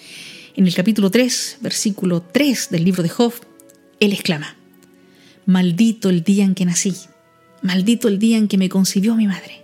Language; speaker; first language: Spanish; native; Spanish